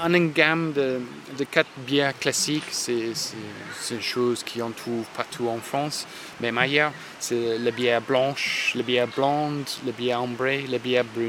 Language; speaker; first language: French; non-native, fluent; English